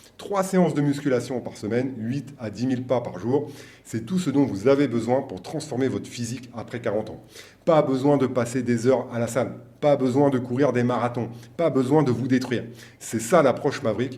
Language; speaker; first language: French; native; French